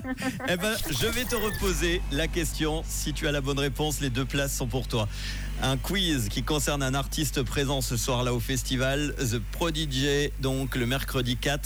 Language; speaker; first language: French; native; French